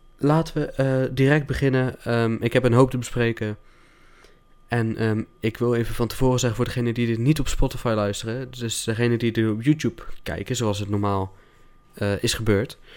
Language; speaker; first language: Dutch; native; Dutch